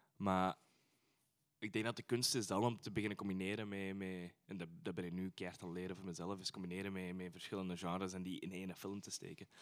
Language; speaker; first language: Dutch; native; Dutch